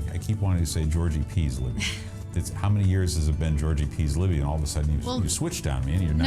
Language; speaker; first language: English; native; English